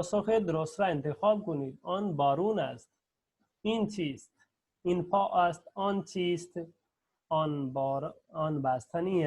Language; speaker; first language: Persian; non-native, fluent; Urdu